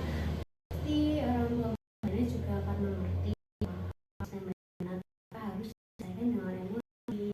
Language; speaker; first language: Indonesian; native; Indonesian